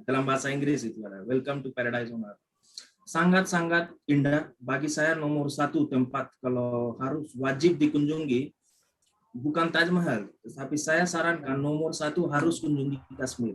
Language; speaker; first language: Indonesian; non-native, fluent; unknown